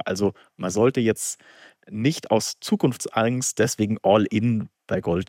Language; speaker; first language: German; native; German